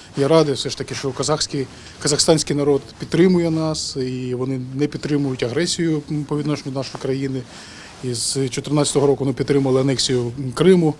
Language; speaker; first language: Ukrainian; early bilingual, other home language; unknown